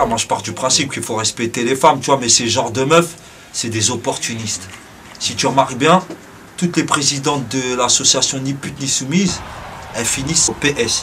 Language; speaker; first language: French; early bilingual, other home language; Arabic